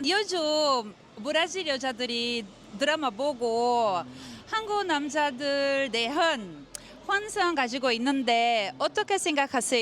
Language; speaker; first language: Korean; non-native, learner; Portuguese